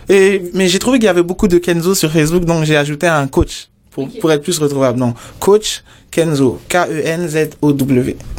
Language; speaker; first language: French; non-native, local second language; Mossi